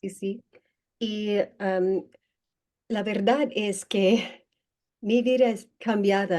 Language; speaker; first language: Spanish; non-native, learner; English